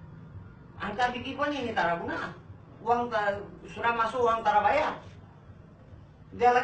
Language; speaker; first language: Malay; non-native, learner; Nepali